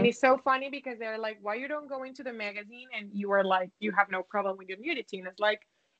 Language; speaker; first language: English; non-native, fluent; Spanish